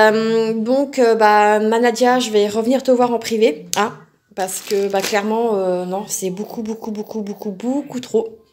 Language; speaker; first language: French; native; French